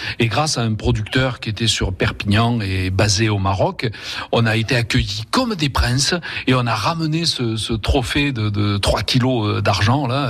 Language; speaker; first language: French; early bilingual, other home language; Spanish